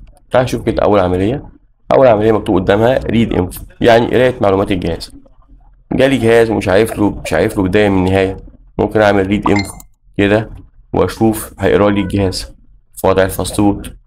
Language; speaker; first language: Arabic; native; Arabic